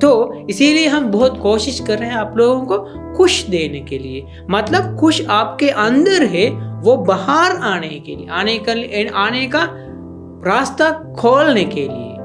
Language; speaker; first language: Hindi; non-native, fluent; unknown